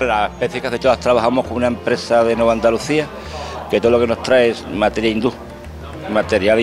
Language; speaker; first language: Spanish; native; Spanish